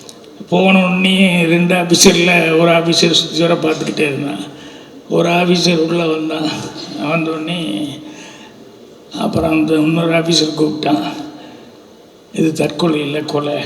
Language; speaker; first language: Tamil; native; Tamil